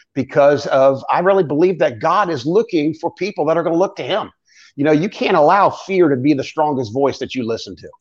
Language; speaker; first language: English; native; English